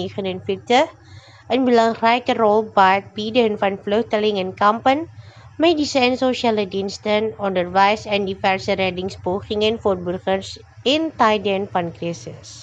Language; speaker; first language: Dutch; non-native, fluent; Indonesian